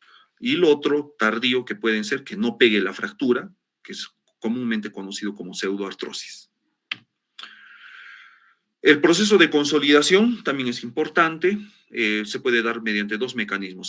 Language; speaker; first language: Spanish; native; Spanish